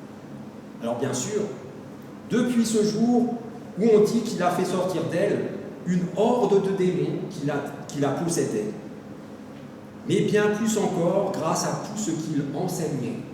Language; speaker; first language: French; native; French